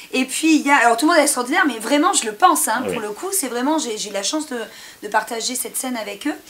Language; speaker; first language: French; native; French